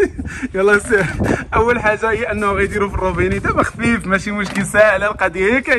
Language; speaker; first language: Arabic; native; Arabic